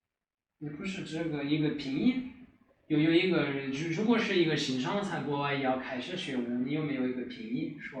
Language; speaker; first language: Chinese; non-native, learner; French